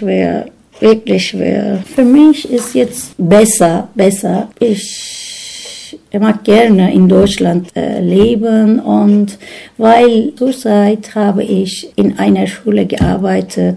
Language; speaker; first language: German; non-native, learner; Turkish